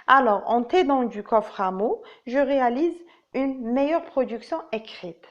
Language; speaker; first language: French; non-native, local second language; Arabic